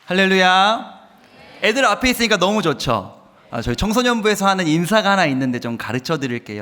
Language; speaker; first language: Korean; native; Korean